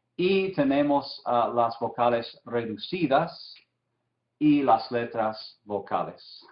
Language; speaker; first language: Spanish; non-native, fluent; English